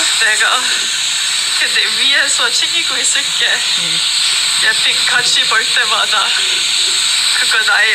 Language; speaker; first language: Korean; non-native, learner; English